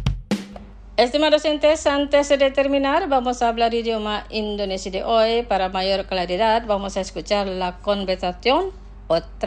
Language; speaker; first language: Spanish; non-native, fluent; Indonesian